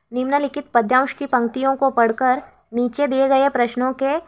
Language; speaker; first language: Hindi; non-native, local second language; Kannada